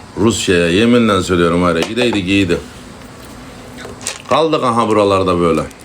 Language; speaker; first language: Turkish; native; Turkish